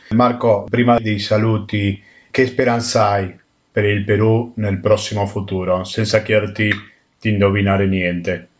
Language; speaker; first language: Italian; non-native, fluent; Spanish